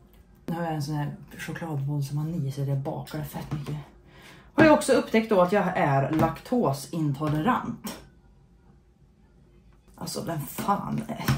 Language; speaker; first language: Swedish; native; Swedish